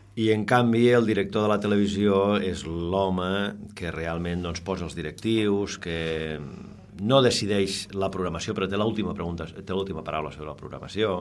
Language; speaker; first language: Catalan; non-native, local second language; Spanish